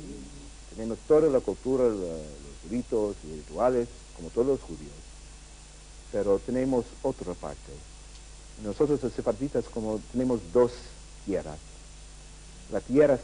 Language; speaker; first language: Spanish; early bilingual, heritage; Ladino